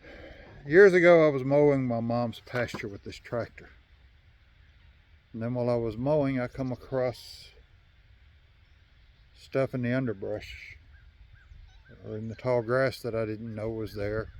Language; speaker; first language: English; native; English